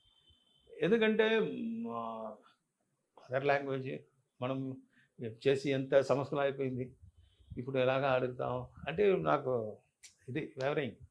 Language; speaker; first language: Telugu; non-native, local second language; Tamil